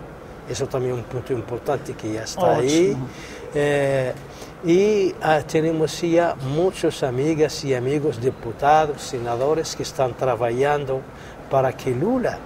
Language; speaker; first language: Spanish; non-native, local second language; Arabic